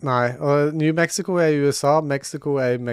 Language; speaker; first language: Norwegian; native; Norwegian